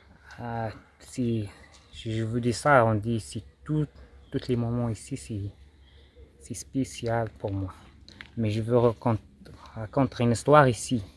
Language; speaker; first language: French; non-native, local second language; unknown